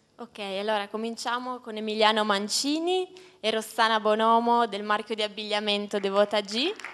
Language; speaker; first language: Italian; native; Italian